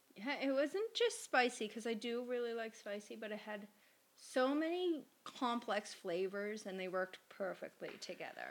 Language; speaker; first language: English; native; English